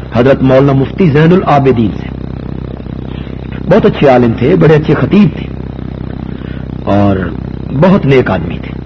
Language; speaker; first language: Urdu; non-native, local second language; Punjabi